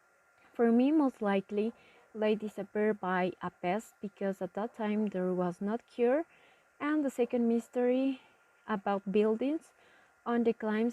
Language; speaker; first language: English; non-native, learner; Spanish